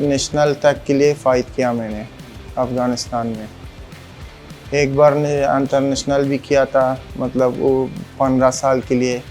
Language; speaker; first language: Hindi; non-native, learner; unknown